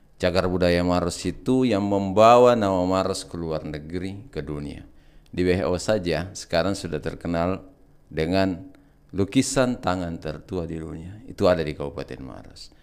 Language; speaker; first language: Indonesian; native; Indonesian